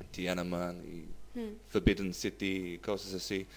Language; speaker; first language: Spanish; non-native, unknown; English